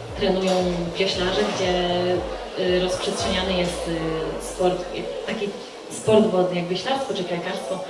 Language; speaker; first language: Polish; native; Polish